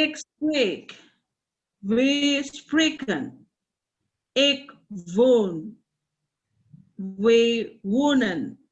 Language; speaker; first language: Dutch; non-native, learner; Indonesian